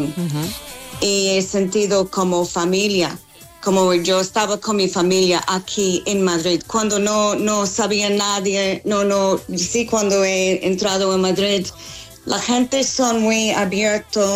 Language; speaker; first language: Spanish; non-native, learner; English